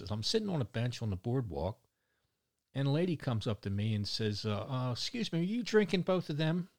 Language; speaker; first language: English; native; English